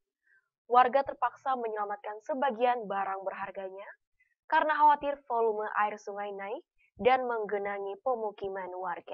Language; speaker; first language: Indonesian; native; Indonesian